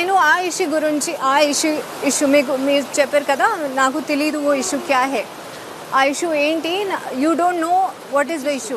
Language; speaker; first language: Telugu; non-native, learner; Hindi